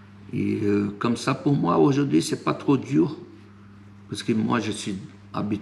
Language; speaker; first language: French; non-native, fluent; Portuguese